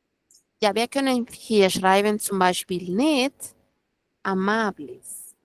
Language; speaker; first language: German; non-native, fluent; Spanish